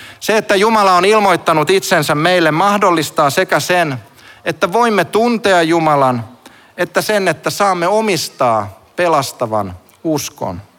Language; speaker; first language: Finnish; native; Finnish